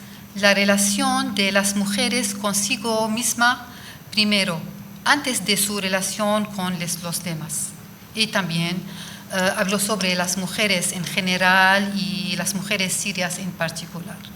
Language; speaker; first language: Spanish; non-native, fluent; Arabic